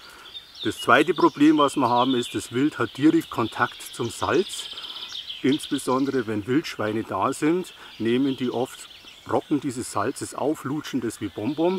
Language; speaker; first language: German; native; German